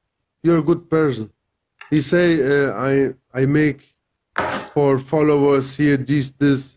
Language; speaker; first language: English; non-native, learner; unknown